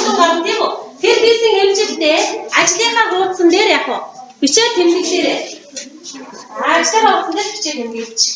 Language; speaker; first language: Mongolian; native; Mongolian